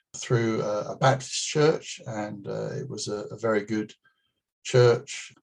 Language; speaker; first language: English; native; English